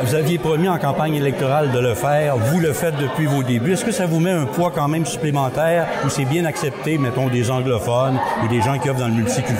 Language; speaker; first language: French; native; French